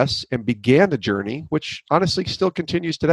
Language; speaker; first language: English; native; English